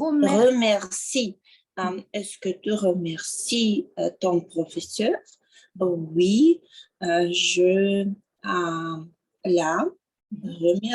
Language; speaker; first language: French; non-native, learner; Russian